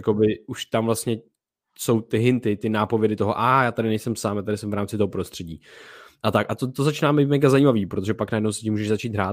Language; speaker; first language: Czech; native; Czech